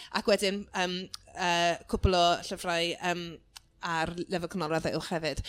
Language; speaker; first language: Welsh; non-native, local second language; English